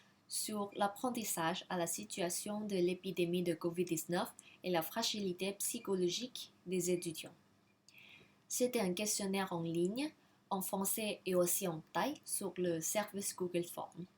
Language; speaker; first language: French; non-native, learner; Thai